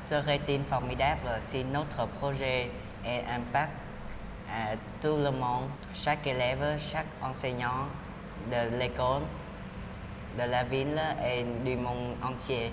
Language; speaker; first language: French; non-native, learner; Vietnamese